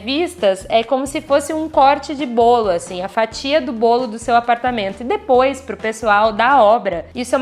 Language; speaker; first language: Portuguese; native; Portuguese